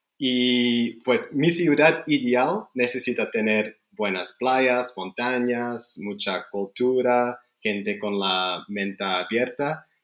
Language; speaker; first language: Spanish; non-native, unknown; Dutch